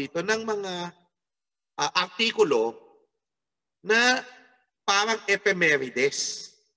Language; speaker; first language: Filipino; native; Filipino